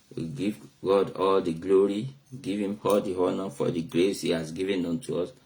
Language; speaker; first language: English; non-native, local second language; Yoruba